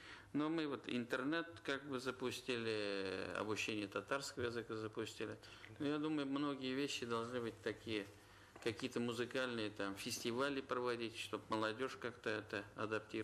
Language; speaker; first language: Russian; non-native, local second language; Tatar